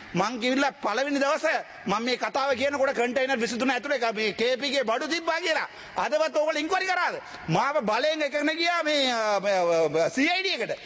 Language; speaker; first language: Sinhala; non-native, local second language; Tamil